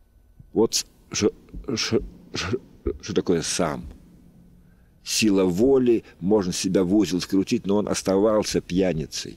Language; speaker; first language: Russian; native; Russian